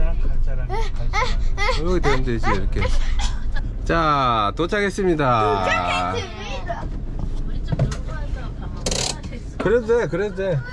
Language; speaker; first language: Korean; native; Korean